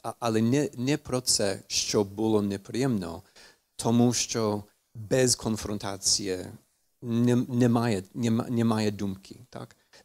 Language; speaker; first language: Ukrainian; non-native, fluent; English